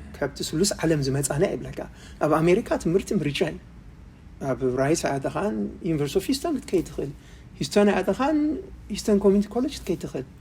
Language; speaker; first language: Tigrinya; native; Tigrinya